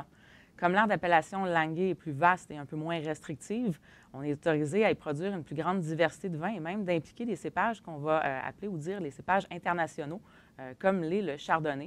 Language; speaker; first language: French; native; French